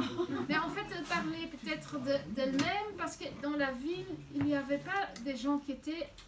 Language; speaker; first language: French; non-native, local second language; Dutch